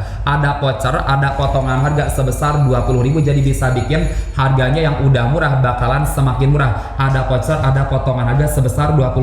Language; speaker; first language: Indonesian; native; Indonesian